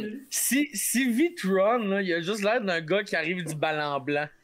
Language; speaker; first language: French; native; French